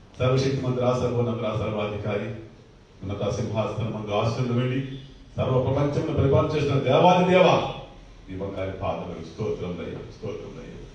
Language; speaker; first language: Telugu; native; Telugu